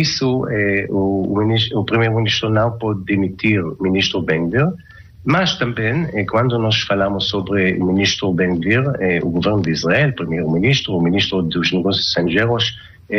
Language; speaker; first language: Portuguese; non-native, learner; Hebrew